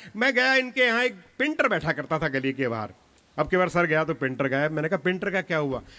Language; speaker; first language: Hindi; non-native, local second language; Punjabi